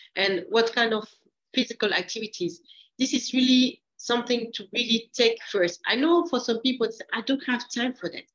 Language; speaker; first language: English; early bilingual, other home language; French